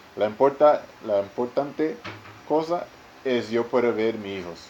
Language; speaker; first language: Spanish; non-native, learner; English